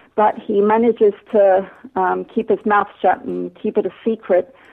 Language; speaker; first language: English; native; English